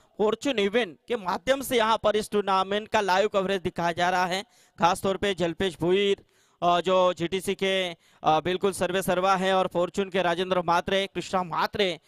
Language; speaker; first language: Hindi; non-native, local second language; Marathi